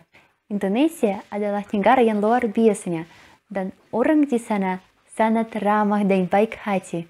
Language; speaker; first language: Indonesian; non-native, learner; Russian